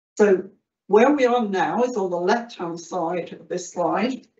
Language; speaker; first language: English; native; English